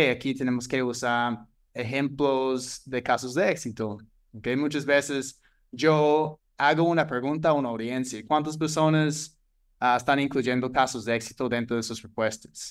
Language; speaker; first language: Spanish; non-native, fluent; English